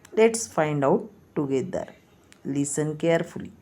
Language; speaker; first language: English; non-native, local second language; Marathi